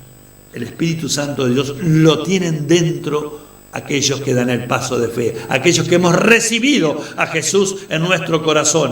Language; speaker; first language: Spanish; native; Spanish